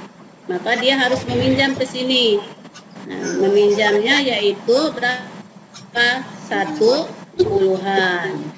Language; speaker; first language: Indonesian; native; Indonesian